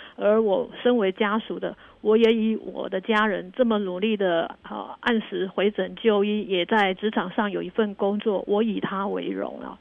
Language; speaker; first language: Chinese; native; Chinese